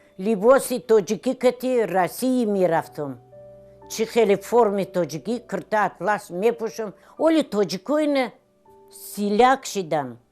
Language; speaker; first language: Tajik; non-native, fluent; Russian